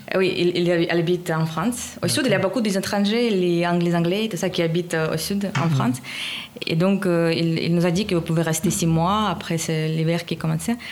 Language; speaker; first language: French; non-native, learner; Russian